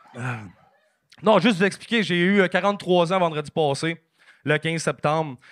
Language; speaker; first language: French; native; French